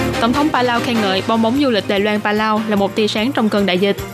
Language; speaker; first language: Vietnamese; native; Vietnamese